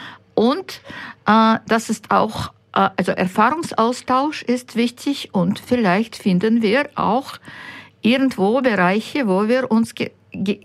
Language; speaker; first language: German; non-native, fluent; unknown